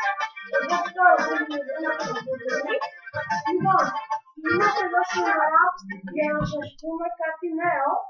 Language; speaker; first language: Greek; non-native, learner; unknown